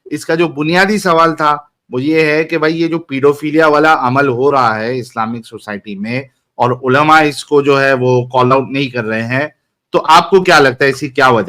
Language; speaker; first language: Hindi; native; Hindi